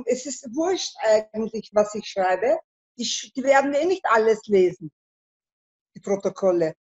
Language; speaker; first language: German; non-native, learner; Turkish